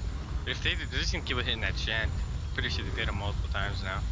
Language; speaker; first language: English; native; English